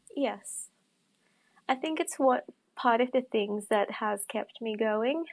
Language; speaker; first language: English; non-native, fluent; Indonesian